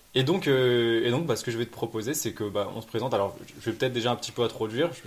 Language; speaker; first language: French; native; French